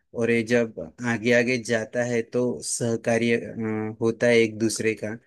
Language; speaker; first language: Hindi; non-native, local second language; Marathi